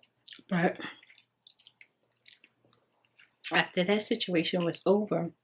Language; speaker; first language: English; native; English